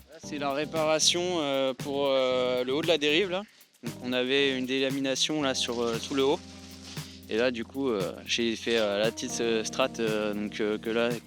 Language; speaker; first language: French; native; French